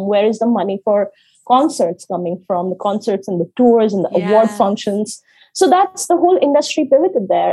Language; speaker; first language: English; non-native, local second language; Hindi